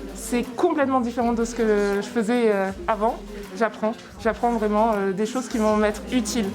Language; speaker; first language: French; native; French